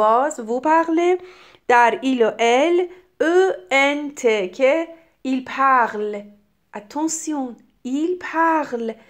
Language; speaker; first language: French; non-native, fluent; Persian